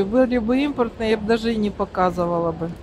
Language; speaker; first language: Russian; native; Russian